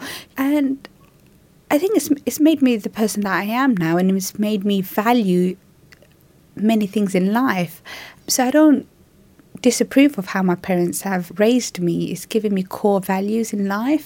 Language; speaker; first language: English; native; English